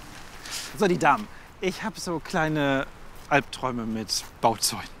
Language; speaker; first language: German; native; German